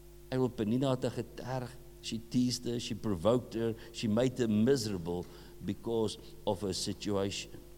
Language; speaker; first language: English; non-native, local second language; Afrikaans